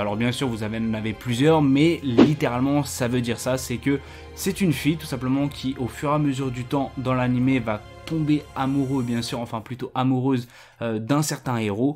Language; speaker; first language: French; native; French